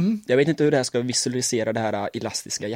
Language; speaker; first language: Swedish; native; Swedish